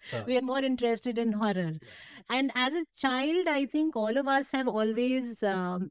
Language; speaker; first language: English; non-native, local second language; Hindi